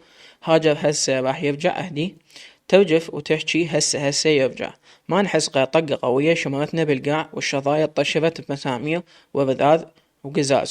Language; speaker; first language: Arabic; native; Arabic